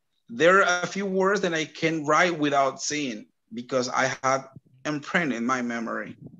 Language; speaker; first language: English; non-native, fluent; Spanish